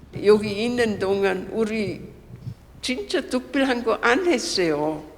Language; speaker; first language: Korean; non-native, fluent; German